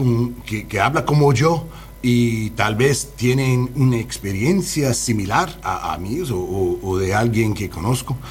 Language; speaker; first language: Spanish; non-native, learner; English